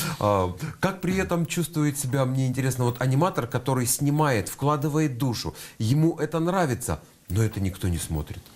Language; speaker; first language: Russian; native; Russian